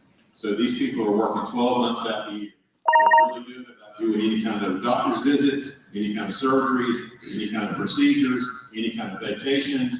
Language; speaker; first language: English; native; English